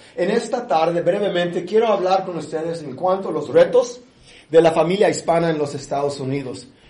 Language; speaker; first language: Spanish; early bilingual, heritage; English